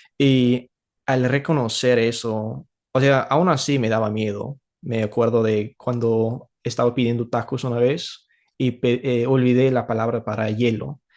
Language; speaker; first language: Spanish; non-native, fluent; English